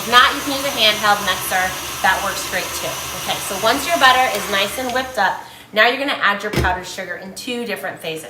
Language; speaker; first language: English; native; English